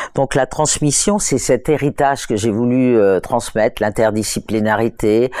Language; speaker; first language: French; native; French